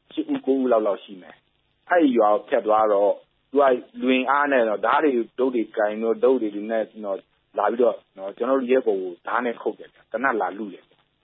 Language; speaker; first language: Burmese; non-native, local second language; Shan